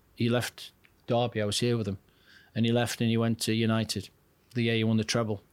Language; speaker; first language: English; native; English